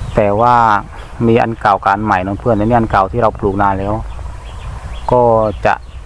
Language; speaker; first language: Thai; non-native, local second language; Khmer